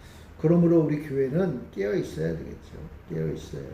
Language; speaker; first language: Korean; native; Korean